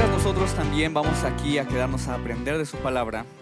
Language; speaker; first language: Spanish; native; Spanish